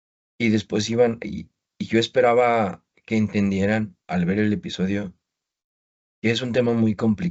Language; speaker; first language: Spanish; native; Spanish